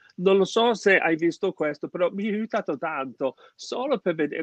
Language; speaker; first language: Italian; non-native, fluent; English